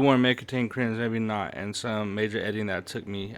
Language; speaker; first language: English; native; English